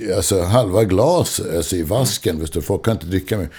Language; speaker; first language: Swedish; non-native, local second language; English